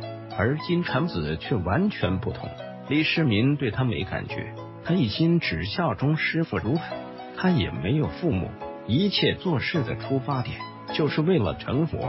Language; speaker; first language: Chinese; native; Chinese